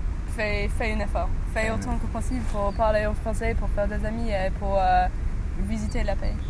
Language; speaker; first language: French; non-native, learner; English